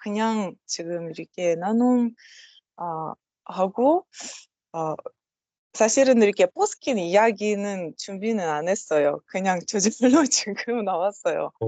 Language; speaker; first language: Korean; non-native, learner; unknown